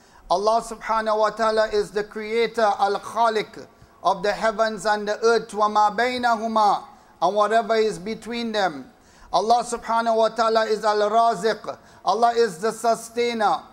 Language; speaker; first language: English; native; English